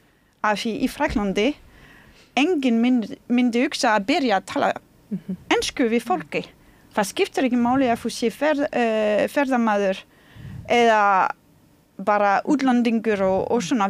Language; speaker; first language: Icelandic; non-native, learner; French